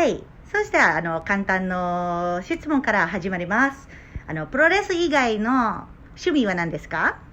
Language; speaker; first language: Japanese; non-native, learner; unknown